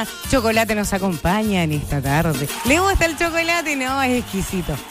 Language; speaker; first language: Spanish; native; Spanish